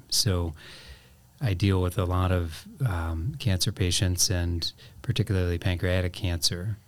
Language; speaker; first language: English; native; English